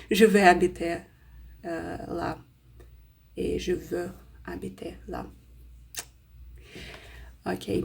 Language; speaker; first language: French; non-native, learner; Russian